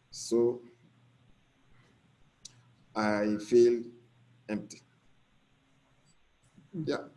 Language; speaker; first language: English; non-native, learner; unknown